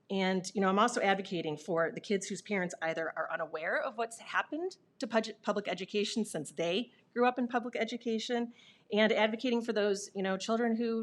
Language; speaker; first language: English; native; English